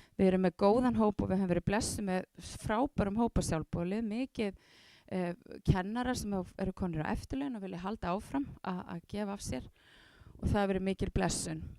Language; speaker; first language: Icelandic; native; Icelandic